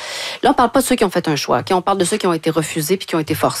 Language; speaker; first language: French; native; French